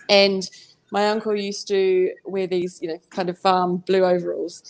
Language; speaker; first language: English; native; English